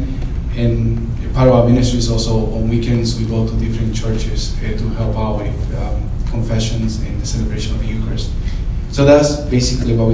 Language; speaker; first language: English; non-native, fluent; Spanish